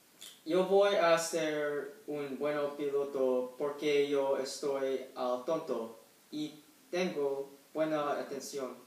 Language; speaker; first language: Spanish; non-native, learner; English